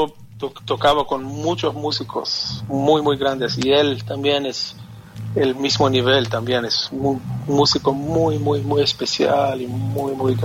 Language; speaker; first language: Spanish; non-native, fluent; Hebrew